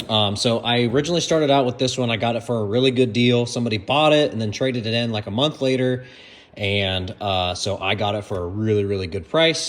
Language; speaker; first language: English; native; English